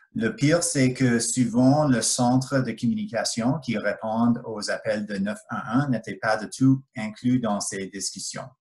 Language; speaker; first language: French; non-native, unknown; English